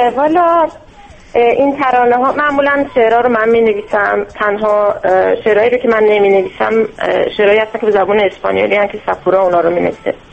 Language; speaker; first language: Persian; early bilingual, heritage; Persian